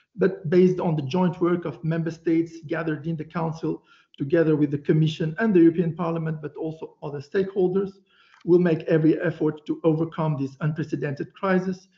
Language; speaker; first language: English; non-native, fluent; Portuguese